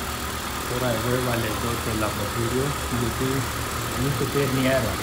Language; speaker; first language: Greek; non-native, learner; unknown